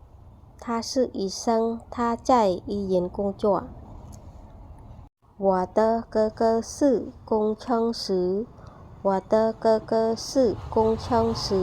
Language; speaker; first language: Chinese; non-native, fluent; Khmer